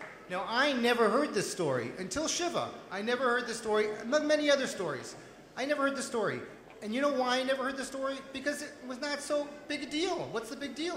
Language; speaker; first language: English; native; English